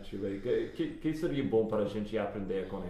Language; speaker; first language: Portuguese; non-native, fluent; English